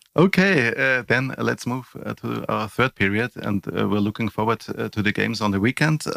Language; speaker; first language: English; non-native, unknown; German